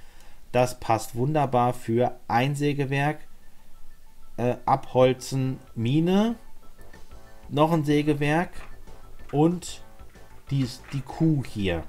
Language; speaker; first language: German; native; German